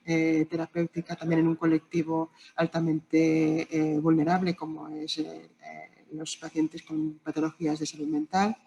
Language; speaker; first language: Spanish; native; Spanish